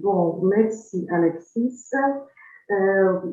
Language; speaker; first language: French; non-native, fluent; Ukrainian